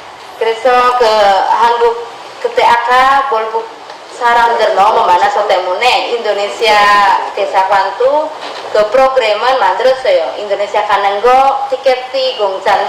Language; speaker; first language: Korean; non-native, fluent; Indonesian